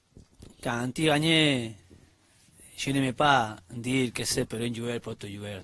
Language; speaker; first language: French; non-native, learner; Spanish